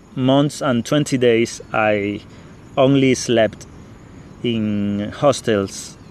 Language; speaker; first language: English; non-native, fluent; Spanish